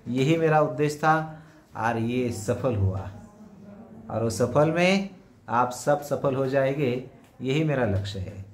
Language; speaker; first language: Hindi; non-native, local second language; Marathi